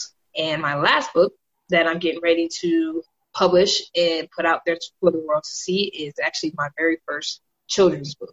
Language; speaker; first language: English; native; English